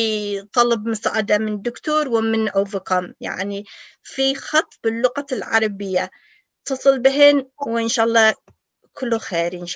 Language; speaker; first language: Arabic; early bilingual, heritage; English